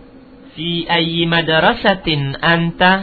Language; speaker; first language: Arabic; non-native, fluent; Indonesian